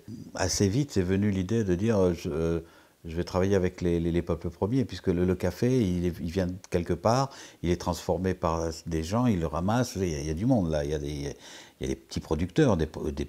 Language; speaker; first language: French; native; French